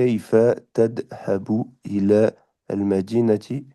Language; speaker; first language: Arabic; non-native, learner; French